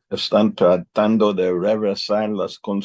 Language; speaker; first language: Spanish; non-native, learner; English